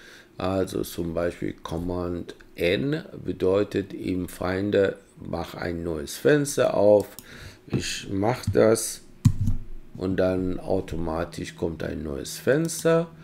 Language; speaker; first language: German; non-native, fluent; Persian